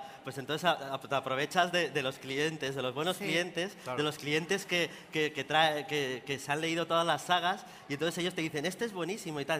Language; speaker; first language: Spanish; native; Spanish